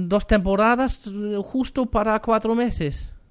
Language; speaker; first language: Spanish; non-native, learner; German